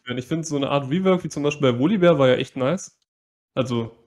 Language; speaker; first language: German; native; German